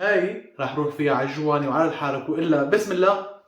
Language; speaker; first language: Arabic; native; Arabic